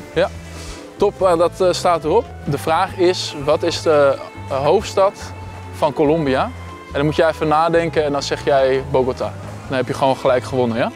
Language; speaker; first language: Dutch; native; Dutch